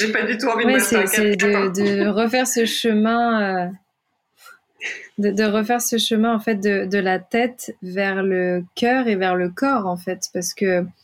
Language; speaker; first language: French; native; French